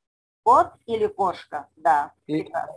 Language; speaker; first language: Russian; non-native, fluent; Spanish